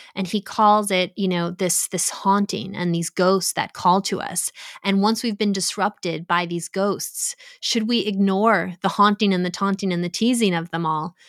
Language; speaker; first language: English; native; English